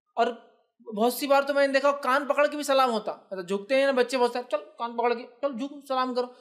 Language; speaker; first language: Urdu; native; Urdu